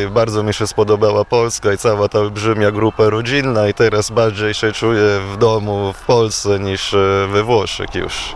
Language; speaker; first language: Polish; non-native, fluent; Italian